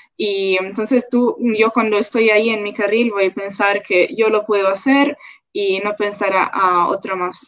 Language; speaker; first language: Spanish; non-native, local second language; Italian